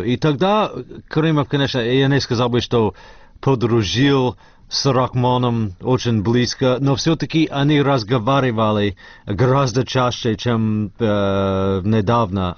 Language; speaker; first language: Russian; non-native, fluent; English